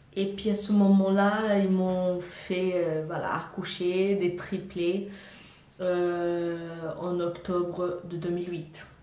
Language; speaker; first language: French; non-native, fluent; Portuguese